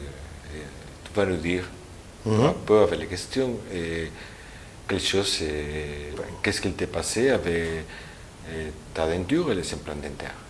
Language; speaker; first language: French; non-native, learner; Spanish